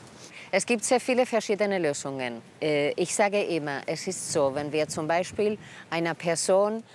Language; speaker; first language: German; non-native, fluent; Spanish